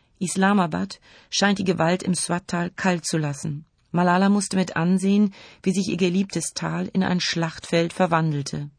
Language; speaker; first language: German; native; German